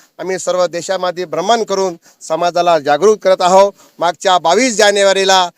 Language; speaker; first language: Marathi; non-native, local second language; Lambadi